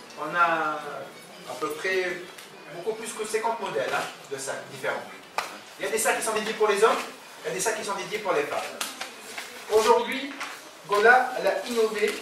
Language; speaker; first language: French; non-native, local second language; Arabic